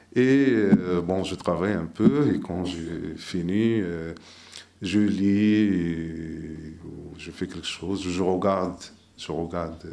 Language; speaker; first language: French; non-native, local second language; Arabic